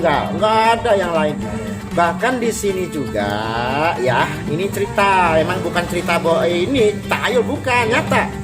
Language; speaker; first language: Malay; non-native, local second language; Javanese